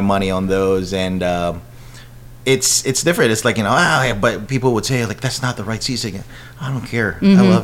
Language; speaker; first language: English; non-native, local second language; Filipino